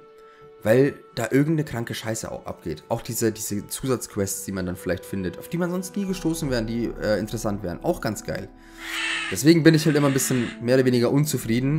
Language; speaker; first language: German; native; German